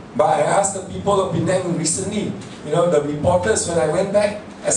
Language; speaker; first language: English; non-native, local second language; Min Nan Chinese